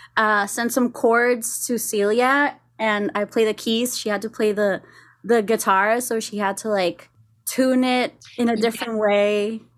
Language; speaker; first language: English; non-native, fluent; Spanish